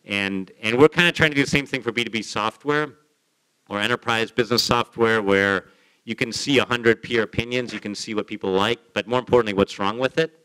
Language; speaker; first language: English; native; English